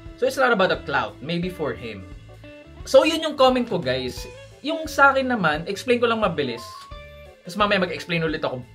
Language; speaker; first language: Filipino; native; Filipino